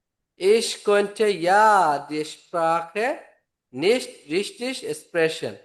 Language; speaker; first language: German; non-native, fluent; Bangla